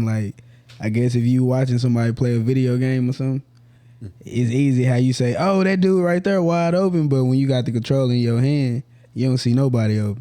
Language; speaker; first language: English; native; English